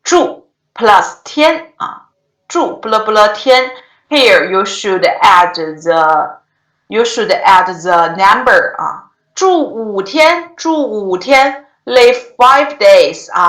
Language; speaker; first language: English; non-native, fluent; Chinese